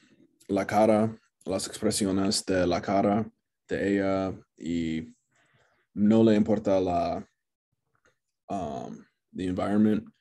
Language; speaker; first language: Spanish; non-native, learner; English